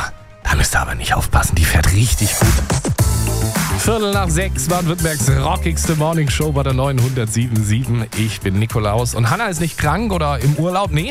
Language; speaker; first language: German; native; German